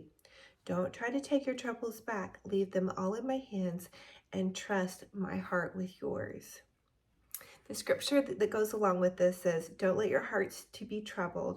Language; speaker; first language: English; native; English